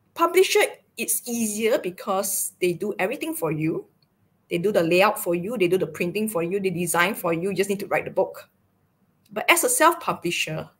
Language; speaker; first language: English; non-native, local second language; Chinese